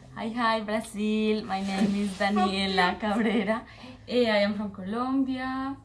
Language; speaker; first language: English; non-native, learner; Spanish